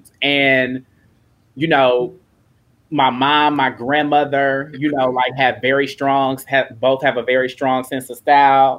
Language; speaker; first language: English; native; English